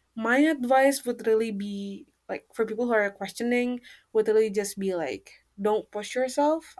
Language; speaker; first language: English; non-native, fluent; Indonesian